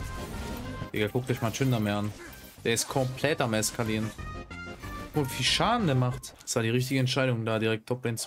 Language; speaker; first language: German; native; German